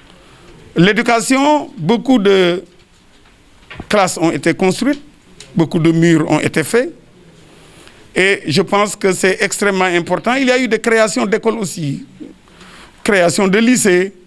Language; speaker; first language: French; non-native, local second language; Wolof